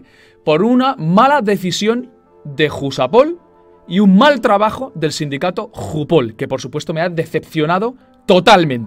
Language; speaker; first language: Spanish; native; Spanish